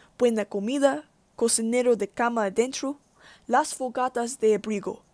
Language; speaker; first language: Spanish; non-native, learner; English